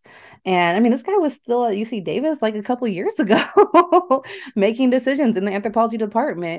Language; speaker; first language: English; native; English